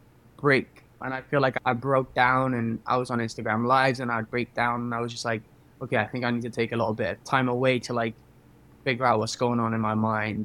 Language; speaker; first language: English; native; English